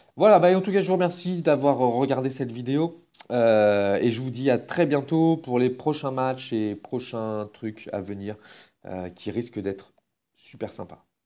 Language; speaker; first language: French; native; French